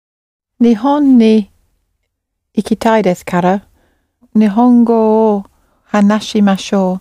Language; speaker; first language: Japanese; non-native, learner; English